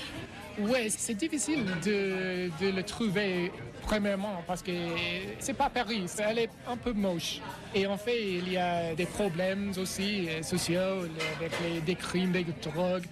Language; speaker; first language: French; non-native, fluent; English